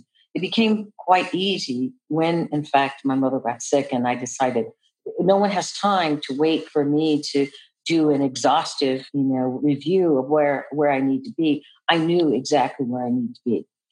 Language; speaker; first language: English; native; English